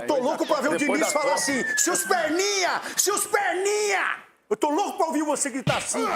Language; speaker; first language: Portuguese; native; Portuguese